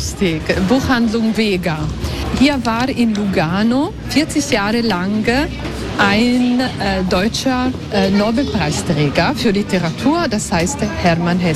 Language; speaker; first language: German; non-native, fluent; Italian